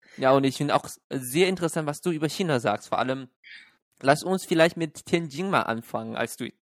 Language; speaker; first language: German; non-native, fluent; Chinese